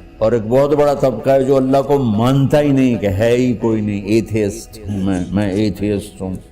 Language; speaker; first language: Urdu; non-native, local second language; Punjabi